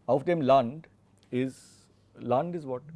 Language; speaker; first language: German; non-native, fluent; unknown